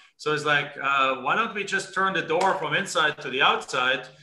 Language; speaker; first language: English; non-native, fluent; German